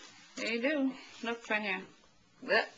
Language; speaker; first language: English; native; English